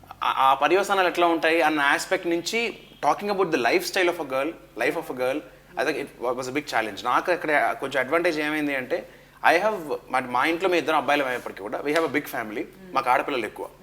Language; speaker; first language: Telugu; native; Telugu